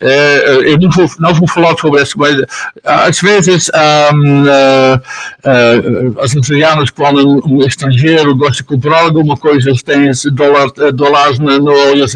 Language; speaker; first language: Portuguese; non-native, learner; Dutch